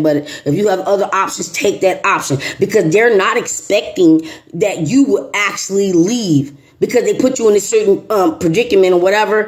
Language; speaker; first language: English; native; English